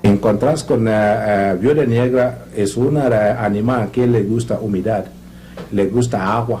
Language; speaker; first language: Spanish; non-native, learner; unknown